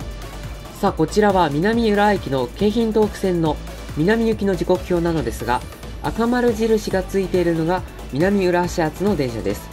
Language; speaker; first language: Japanese; native; Japanese